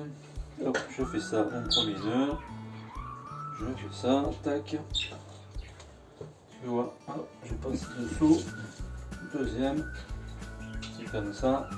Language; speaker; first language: French; native; French